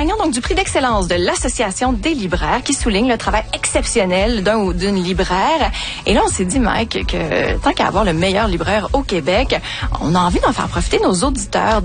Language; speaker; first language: French; native; French